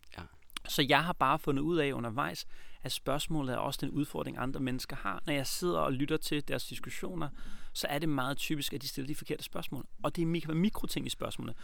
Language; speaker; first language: Danish; native; Danish